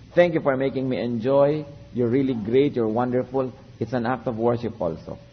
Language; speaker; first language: English; non-native, local second language; Filipino